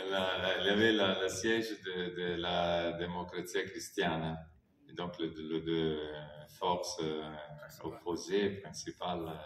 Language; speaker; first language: French; non-native, fluent; Italian